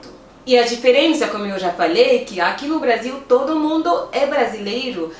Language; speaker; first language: Portuguese; non-native, fluent; French